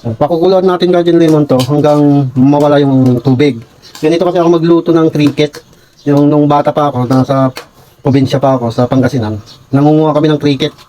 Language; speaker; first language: Filipino; non-native, local second language; Iloko